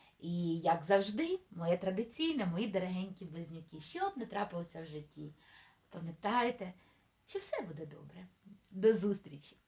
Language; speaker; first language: Ukrainian; non-native, local second language; Russian